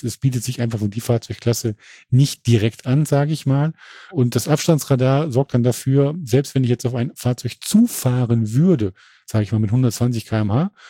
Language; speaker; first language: German; native; German